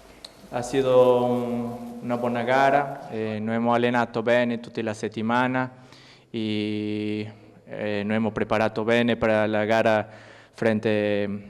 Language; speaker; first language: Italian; non-native, learner; Spanish